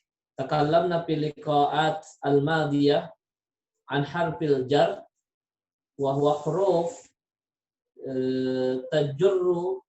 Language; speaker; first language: Arabic; non-native, fluent; Indonesian